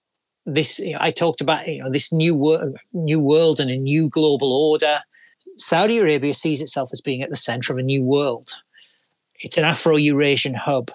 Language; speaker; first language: English; native; English